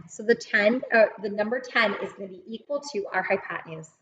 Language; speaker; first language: English; native; English